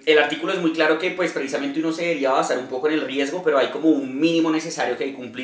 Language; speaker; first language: Spanish; native; Spanish